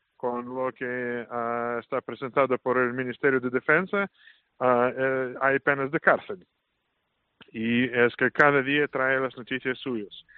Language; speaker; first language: Spanish; non-native, fluent; Russian